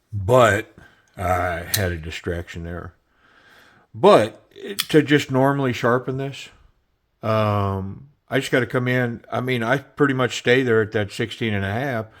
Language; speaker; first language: English; native; English